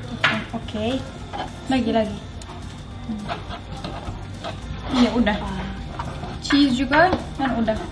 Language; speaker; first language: Indonesian; non-native, learner; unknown